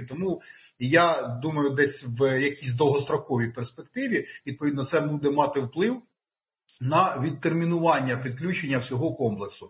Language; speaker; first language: Ukrainian; native; Ukrainian